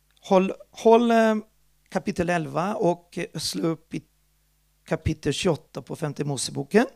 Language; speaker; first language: Swedish; non-native, fluent; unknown